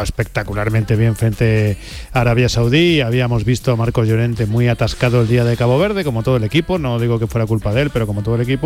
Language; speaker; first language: Spanish; native; Spanish